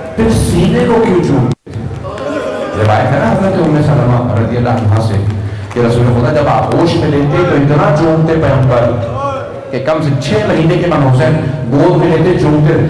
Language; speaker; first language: Urdu; early bilingual, heritage; Urdu